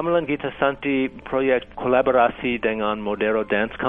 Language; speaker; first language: Indonesian; non-native, fluent; English